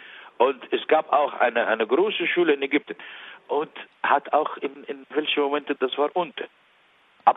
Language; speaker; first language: German; non-native, learner; Arabic